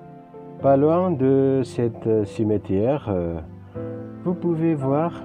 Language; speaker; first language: French; non-native, fluent; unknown